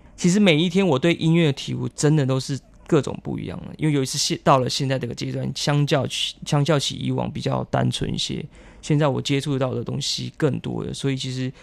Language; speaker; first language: Chinese; non-native, local second language; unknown